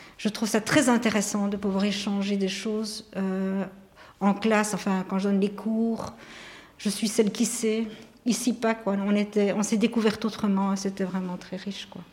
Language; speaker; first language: French; native; French